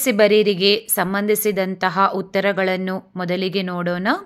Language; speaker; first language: Kannada; native; Kannada